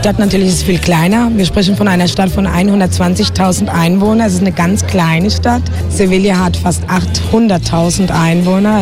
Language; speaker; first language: German; non-native, fluent; Spanish